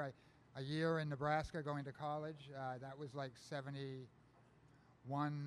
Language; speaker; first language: English; native; English